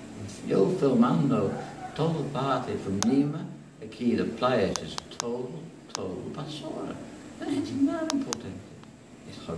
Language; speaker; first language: Spanish; non-native, learner; English